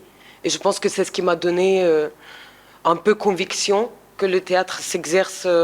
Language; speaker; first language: French; non-native, fluent; Russian